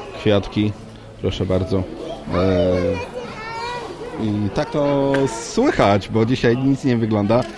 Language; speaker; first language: Polish; native; Polish